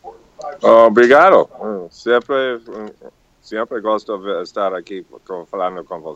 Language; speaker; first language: Portuguese; non-native, learner; English